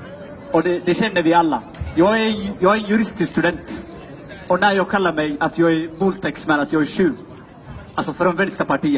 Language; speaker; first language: Swedish; non-native, fluent; Somali